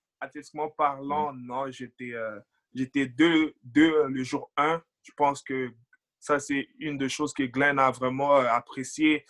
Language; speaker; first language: French; early bilingual, other home language; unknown